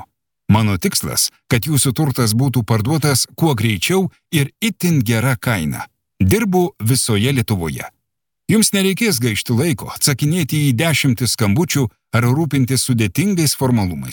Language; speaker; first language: Lithuanian; native; Lithuanian